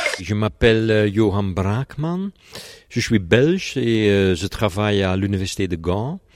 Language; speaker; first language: French; non-native, local second language; Dutch